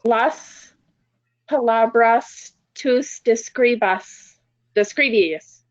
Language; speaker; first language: Spanish; non-native, learner; English